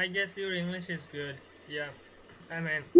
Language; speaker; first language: English; non-native, learner; Bangla